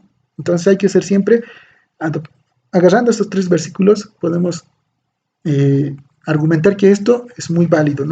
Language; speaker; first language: Spanish; native; Spanish